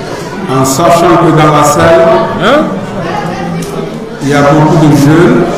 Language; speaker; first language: French; non-native, local second language; Soninke